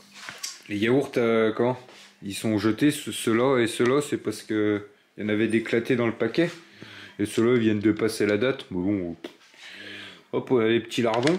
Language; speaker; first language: French; native; French